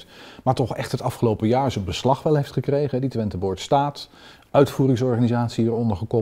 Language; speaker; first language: Dutch; native; Dutch